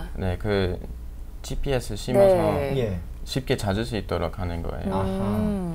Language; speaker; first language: Korean; non-native, fluent; English